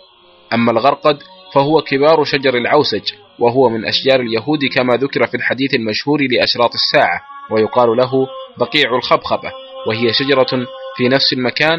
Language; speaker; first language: Arabic; native; Arabic